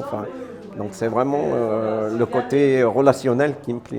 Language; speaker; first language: French; native; French